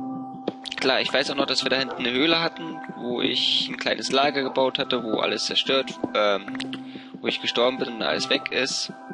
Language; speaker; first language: German; native; German